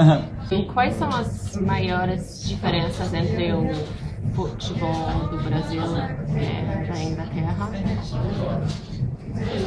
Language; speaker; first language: Portuguese; non-native, fluent; English